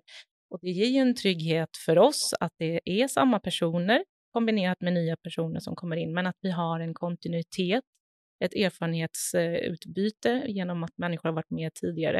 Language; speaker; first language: Swedish; native; Swedish